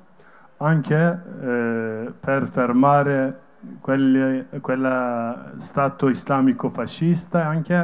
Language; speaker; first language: Italian; non-native, learner; Kurdish